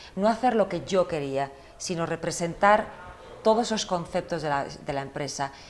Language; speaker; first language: Spanish; early bilingual, heritage; Spanish